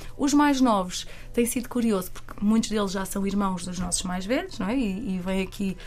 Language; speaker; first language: Portuguese; native; Portuguese